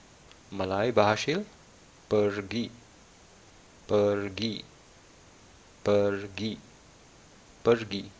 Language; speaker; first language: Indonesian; non-native, fluent; Malayalam